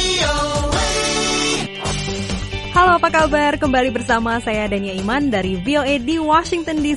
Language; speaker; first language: Indonesian; native; Indonesian